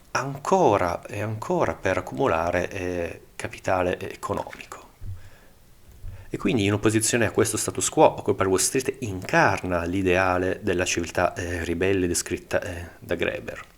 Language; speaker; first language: Italian; native; Italian